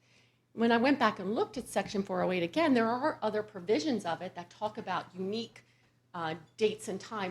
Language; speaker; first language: English; native; English